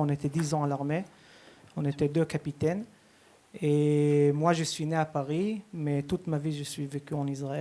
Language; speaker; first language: French; early bilingual, heritage; Hebrew